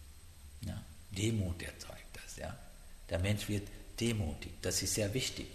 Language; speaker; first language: German; non-native, learner; Sinhala